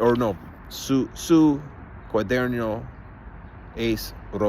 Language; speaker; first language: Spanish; non-native, learner; English